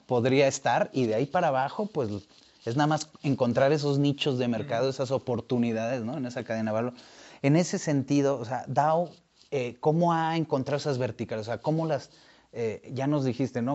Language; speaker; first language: Spanish; native; Spanish